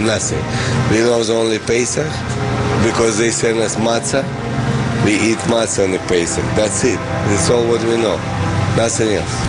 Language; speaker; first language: English; non-native, fluent; Russian